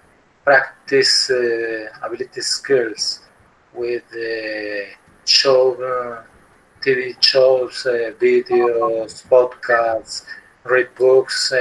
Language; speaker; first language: English; non-native, learner; Spanish